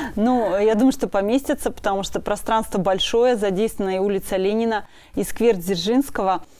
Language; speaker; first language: Russian; native; Russian